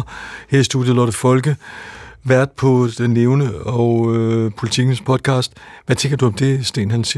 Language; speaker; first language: Danish; native; Danish